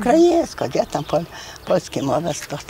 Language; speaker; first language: Polish; non-native, local second language; Ukrainian